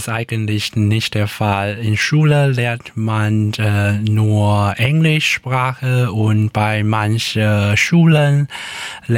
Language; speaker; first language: German; non-native, learner; Chinese